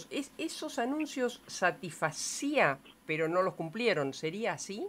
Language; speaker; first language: Spanish; native; Spanish